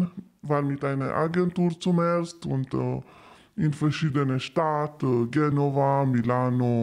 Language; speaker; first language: German; non-native, learner; Romanian